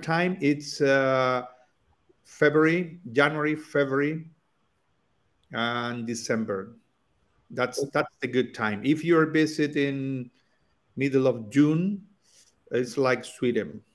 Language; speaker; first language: English; non-native, learner; Spanish